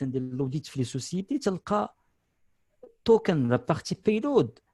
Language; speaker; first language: Arabic; native; Arabic